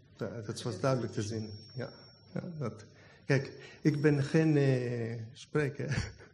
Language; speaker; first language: Dutch; non-native, learner; Hebrew